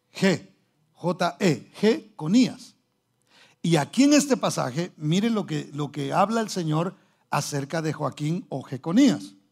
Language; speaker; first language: Spanish; early bilingual, heritage; Spanish